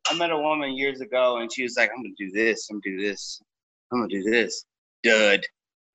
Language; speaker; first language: English; native; English